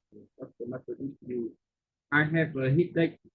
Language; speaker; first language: English; non-native, learner; Vietnamese